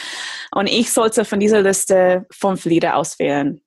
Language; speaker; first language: German; non-native, fluent; English